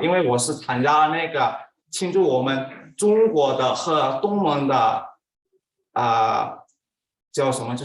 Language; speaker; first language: Chinese; non-native, fluent; Indonesian